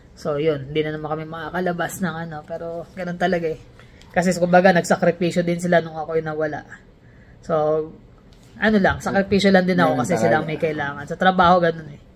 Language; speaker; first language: Filipino; native; Filipino